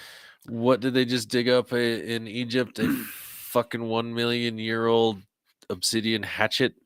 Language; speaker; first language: English; native; English